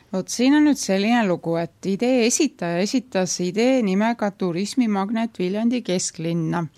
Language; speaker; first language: Estonian; native; Estonian